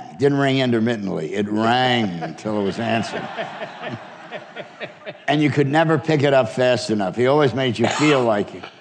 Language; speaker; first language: English; native; English